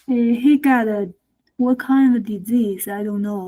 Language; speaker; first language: English; non-native, learner; Chinese